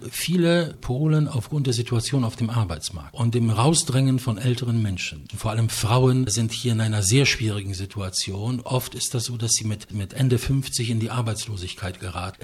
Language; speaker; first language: German; non-native, fluent; Polish